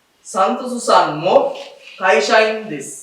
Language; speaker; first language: Japanese; non-native, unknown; Sinhala